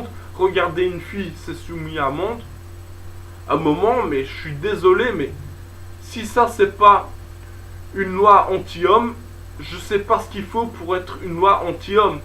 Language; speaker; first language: French; native; French